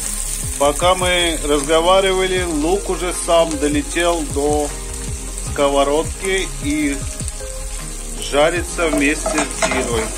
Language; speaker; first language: Russian; non-native, fluent; Hindi